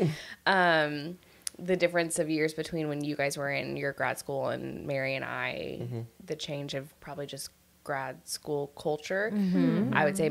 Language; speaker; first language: English; native; English